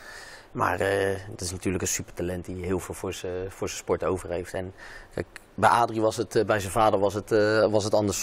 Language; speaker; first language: Dutch; native; Dutch